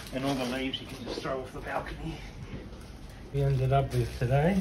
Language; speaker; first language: English; native; English